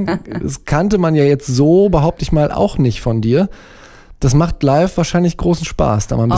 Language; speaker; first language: German; native; German